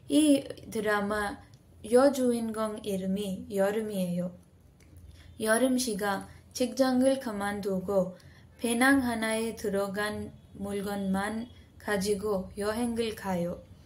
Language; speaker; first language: Korean; non-native, learner; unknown